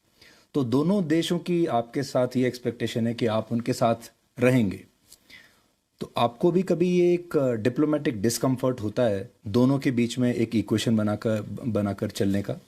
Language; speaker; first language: Hindi; native; Hindi